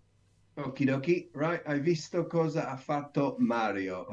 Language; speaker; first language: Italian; non-native, learner; English